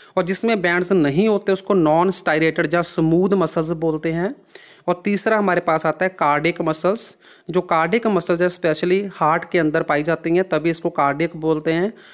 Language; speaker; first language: Hindi; non-native, local second language; Punjabi